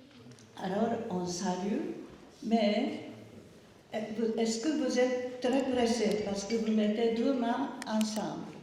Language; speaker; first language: French; non-native, learner; Japanese